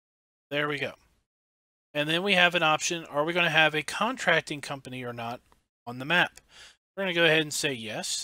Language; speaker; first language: English; native; English